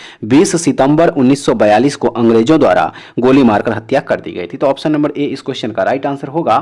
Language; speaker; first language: Hindi; native; Hindi